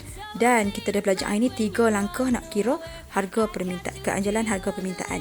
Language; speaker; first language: Malay; native; Malay